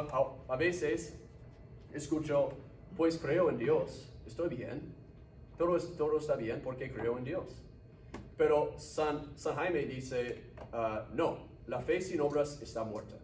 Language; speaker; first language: Spanish; non-native, fluent; English